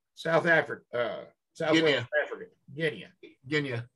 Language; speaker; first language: English; native; English